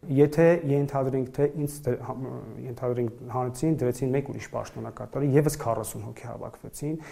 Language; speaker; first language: Armenian; native; Armenian